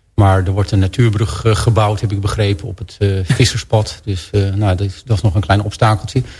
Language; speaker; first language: Dutch; native; Dutch